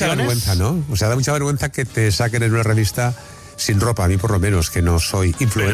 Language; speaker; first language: Spanish; native; Spanish